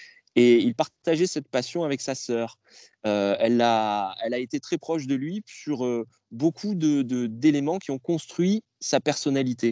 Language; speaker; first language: French; native; French